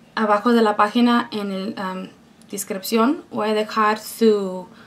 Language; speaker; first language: Spanish; non-native, fluent; English